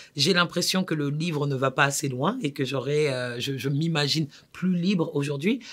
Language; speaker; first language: French; native; French